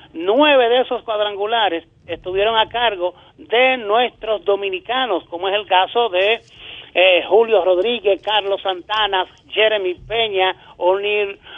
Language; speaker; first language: Spanish; native; Spanish